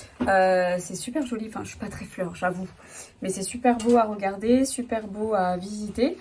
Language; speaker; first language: French; native; French